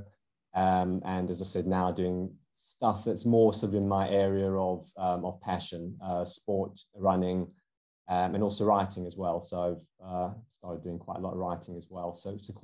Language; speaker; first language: English; native; English